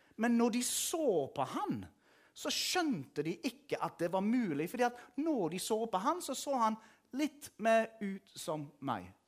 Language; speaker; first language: Norwegian; non-native, fluent; English